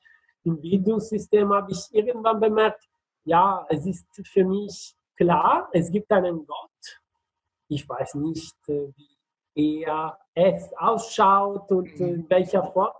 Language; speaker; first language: German; non-native, fluent; Italian